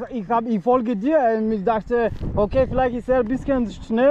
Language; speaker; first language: German; non-native, fluent; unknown